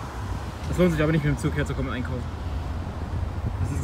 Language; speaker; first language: German; native; German